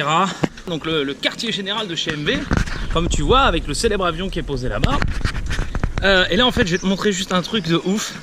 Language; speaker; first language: French; native; French